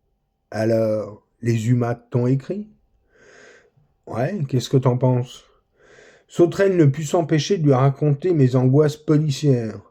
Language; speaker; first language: French; native; French